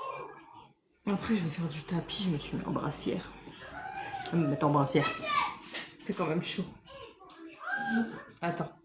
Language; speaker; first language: French; native; French